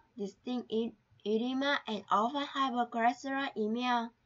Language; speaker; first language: English; non-native, fluent; Vietnamese